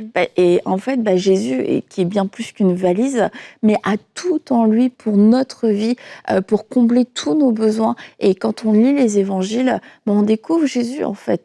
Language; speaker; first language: French; native; French